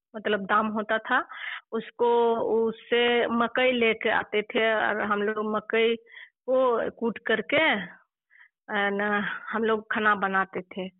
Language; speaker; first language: Hindi; non-native, local second language; Santali